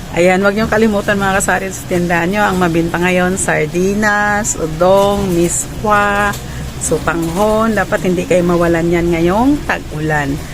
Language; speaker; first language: Filipino; non-native, local second language; Cebuano